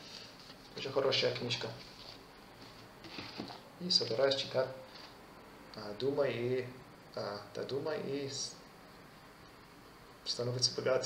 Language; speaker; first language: Russian; non-native, fluent; English